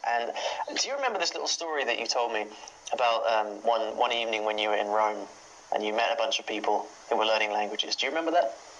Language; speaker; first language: English; native; English